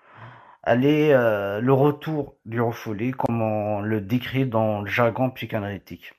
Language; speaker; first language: French; non-native, local second language; Kabyle